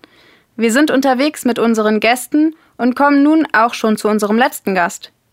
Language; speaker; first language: German; native; German